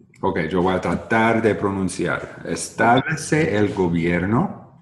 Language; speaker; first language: Spanish; non-native, learner; English